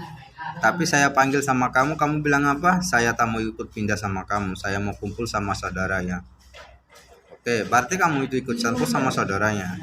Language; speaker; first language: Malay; non-native, learner; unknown